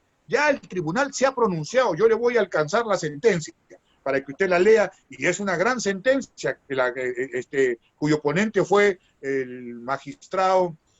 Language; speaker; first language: Spanish; native; Spanish